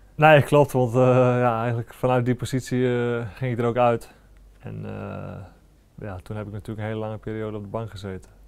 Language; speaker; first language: Dutch; native; Dutch